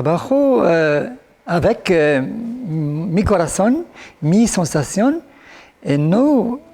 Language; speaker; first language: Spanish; non-native, learner; Arabic